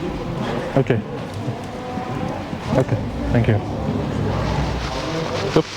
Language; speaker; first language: English; non-native, learner; French